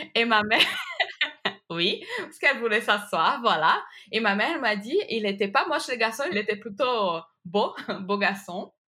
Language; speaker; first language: French; non-native, fluent; Portuguese